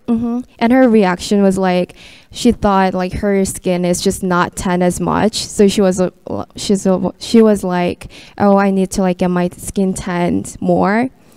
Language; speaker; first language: English; non-native, fluent; Korean